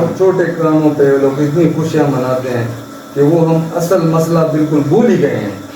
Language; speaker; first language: Urdu; non-native, local second language; Pashto